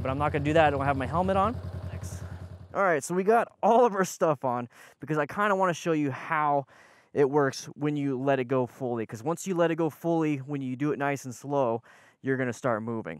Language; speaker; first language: English; native; English